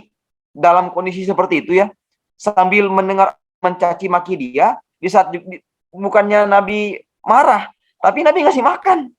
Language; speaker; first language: Indonesian; native; Indonesian